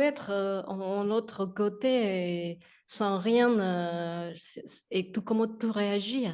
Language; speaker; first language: French; non-native, learner; Spanish